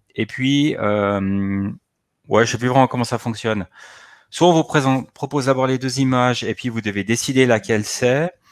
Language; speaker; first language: French; native; French